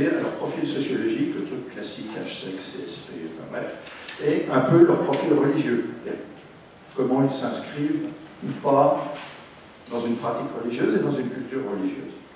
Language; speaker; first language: French; native; French